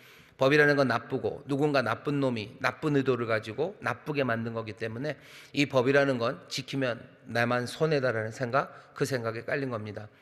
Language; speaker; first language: Korean; native; Korean